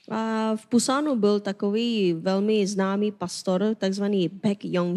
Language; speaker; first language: Czech; non-native, fluent; Korean